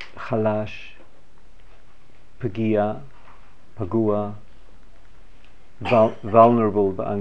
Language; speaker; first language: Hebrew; non-native, fluent; English